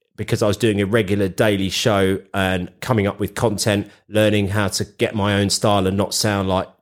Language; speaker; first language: English; native; English